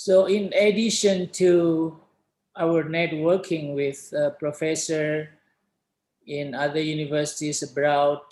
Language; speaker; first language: English; non-native, fluent; Indonesian